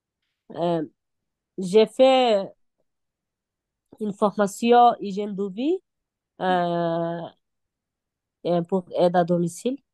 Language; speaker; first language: French; non-native, learner; Bangla